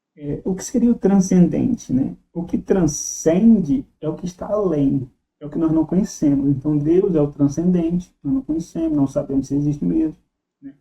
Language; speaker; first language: Portuguese; native; Portuguese